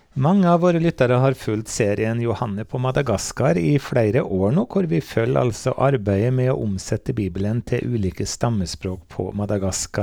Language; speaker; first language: Norwegian; native; Norwegian